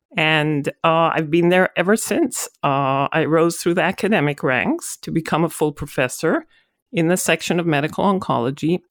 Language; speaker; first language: English; non-native, fluent; Hebrew